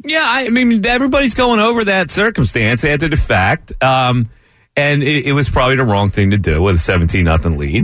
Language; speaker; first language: English; native; English